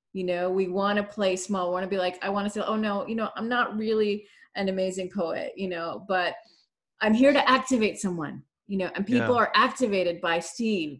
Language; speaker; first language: English; native; English